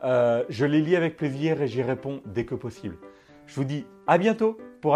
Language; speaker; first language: French; native; French